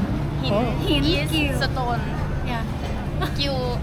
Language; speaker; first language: English; non-native, learner; Thai